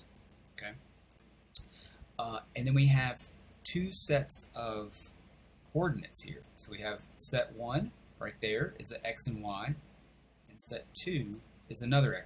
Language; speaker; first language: English; native; English